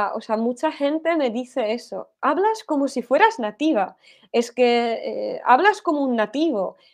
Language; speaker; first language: Spanish; non-native, fluent; Polish